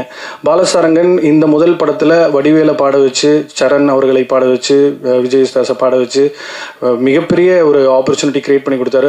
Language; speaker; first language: Tamil; native; Tamil